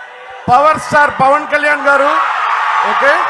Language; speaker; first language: Telugu; non-native, learner; Tamil